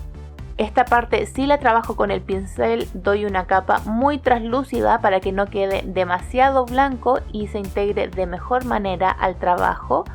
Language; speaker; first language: Spanish; native; Spanish